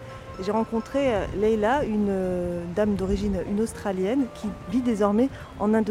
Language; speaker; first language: French; native; French